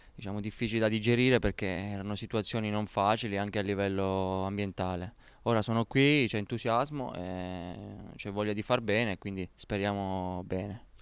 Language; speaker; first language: Italian; native; Italian